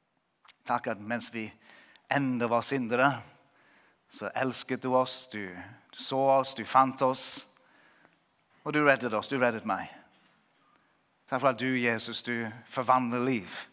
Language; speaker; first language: Norwegian; non-native, fluent; English